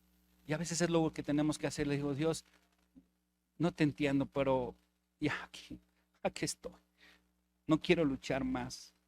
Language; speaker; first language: Spanish; native; Spanish